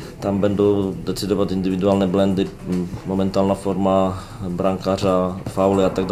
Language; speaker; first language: Polish; non-native, learner; Czech